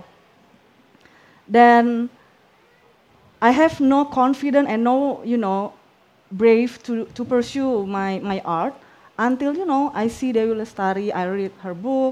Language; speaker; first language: English; non-native, fluent; Indonesian